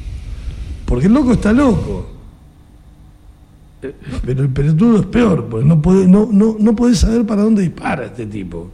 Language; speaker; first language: Spanish; native; Spanish